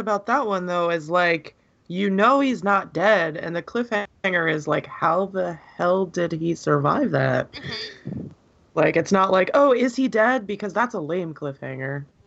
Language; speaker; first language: English; native; English